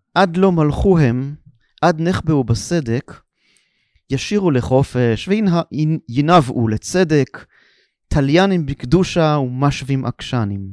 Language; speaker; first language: Hebrew; native; Hebrew